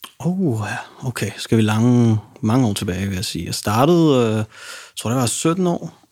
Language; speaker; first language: Danish; early bilingual, other home language; Arabic